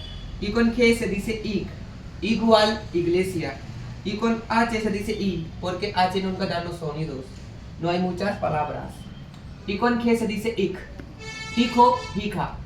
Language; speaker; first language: Spanish; non-native, learner; Hindi